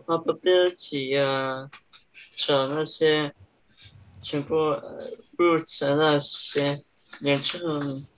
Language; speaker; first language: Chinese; early bilingual, heritage; Chinese